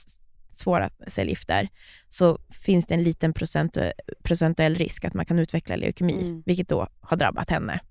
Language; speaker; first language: Swedish; native; Swedish